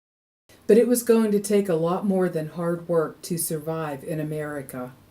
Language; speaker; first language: English; native; English